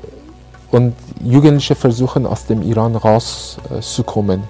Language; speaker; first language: German; non-native, fluent; Persian